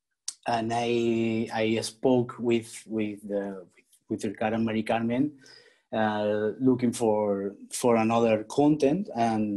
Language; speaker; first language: English; non-native, learner; Spanish